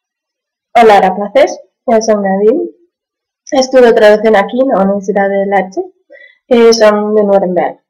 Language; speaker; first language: Spanish; non-native, fluent; German